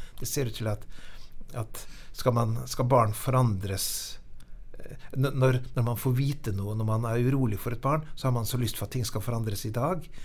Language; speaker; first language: Norwegian; native; Norwegian